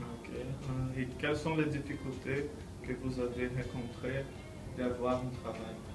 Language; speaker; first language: French; non-native, learner; Portuguese